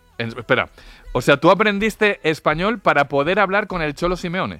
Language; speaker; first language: Spanish; native; Spanish